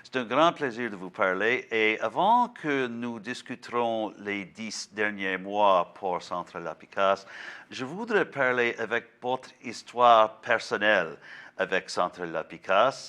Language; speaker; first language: French; non-native, learner; English